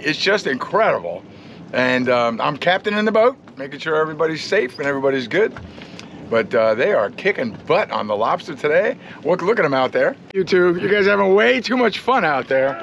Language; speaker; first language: English; native; English